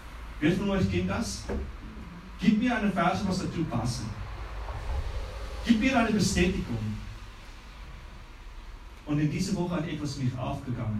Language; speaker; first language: German; non-native, learner; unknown